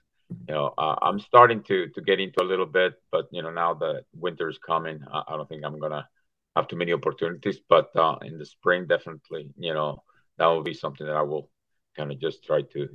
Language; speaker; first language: English; non-native, fluent; Spanish